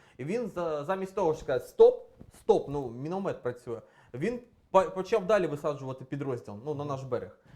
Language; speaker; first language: Ukrainian; non-native, local second language; Russian